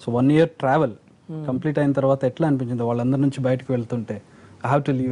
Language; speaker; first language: Telugu; native; Telugu